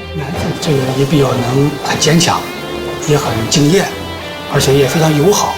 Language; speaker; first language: Chinese; native; Chinese